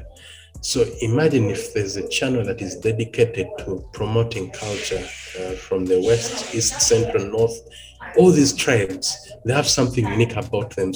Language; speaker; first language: English; non-native, local second language; Ganda